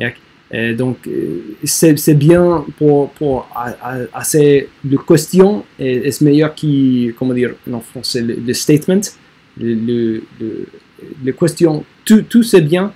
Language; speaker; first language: French; non-native, learner; English